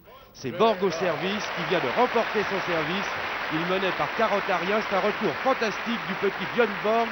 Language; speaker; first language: French; native; French